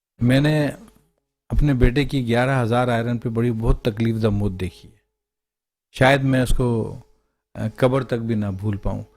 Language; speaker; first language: Urdu; native; Urdu